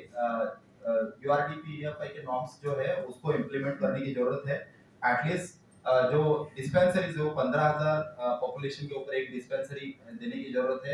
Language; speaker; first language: Hindi; non-native, local second language; Marathi